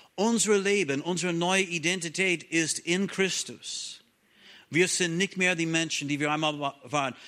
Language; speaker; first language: German; non-native, fluent; English